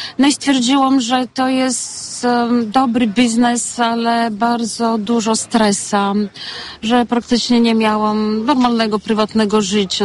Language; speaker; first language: Polish; non-native, fluent; Bulgarian